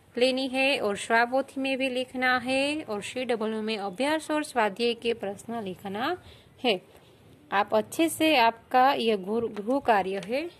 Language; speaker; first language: Hindi; non-native, local second language; Gujarati